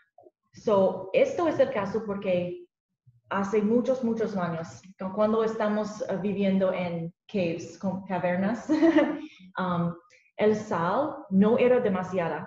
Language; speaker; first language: Spanish; non-native, learner; English